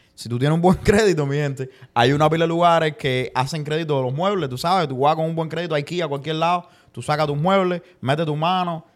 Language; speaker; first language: Spanish; native; Spanish